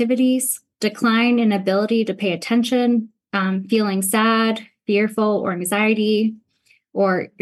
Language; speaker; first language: English; native; English